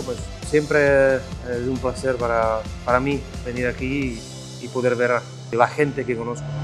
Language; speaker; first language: Spanish; non-native, fluent; Czech